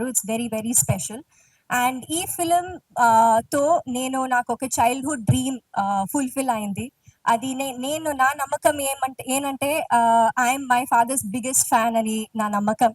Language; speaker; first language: Telugu; non-native, local second language; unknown